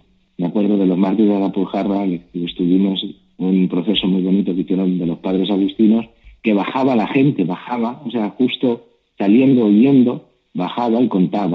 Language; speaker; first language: Spanish; native; Spanish